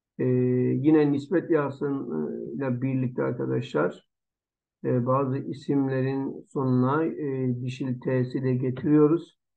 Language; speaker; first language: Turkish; native; Turkish